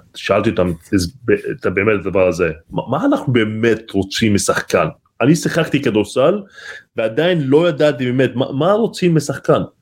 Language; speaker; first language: Hebrew; non-native, local second language; Arabic